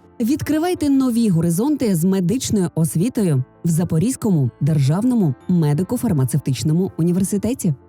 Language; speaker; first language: Ukrainian; native; Ukrainian